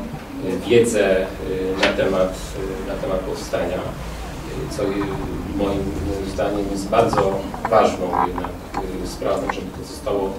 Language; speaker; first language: Polish; native; Polish